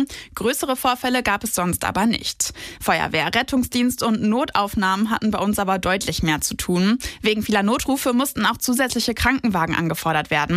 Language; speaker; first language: German; native; German